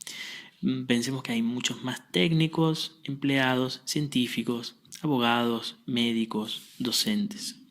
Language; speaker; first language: Spanish; native; Spanish